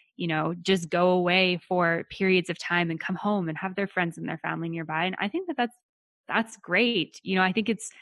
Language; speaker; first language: English; native; English